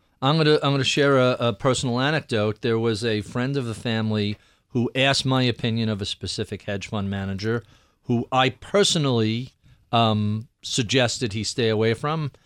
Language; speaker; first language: English; native; English